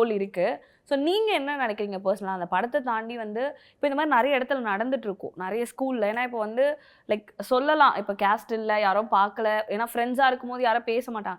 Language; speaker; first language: Tamil; native; Tamil